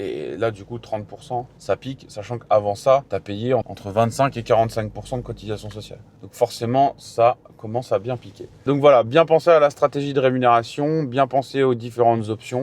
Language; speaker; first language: French; native; French